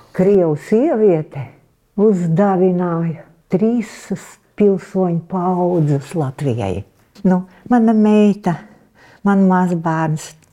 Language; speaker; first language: Latvian; non-native, local second language; Russian